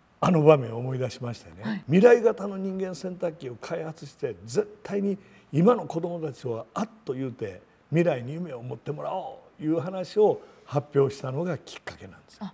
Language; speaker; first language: Japanese; native; Japanese